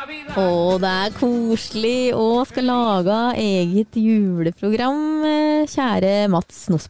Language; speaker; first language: Norwegian; native; Norwegian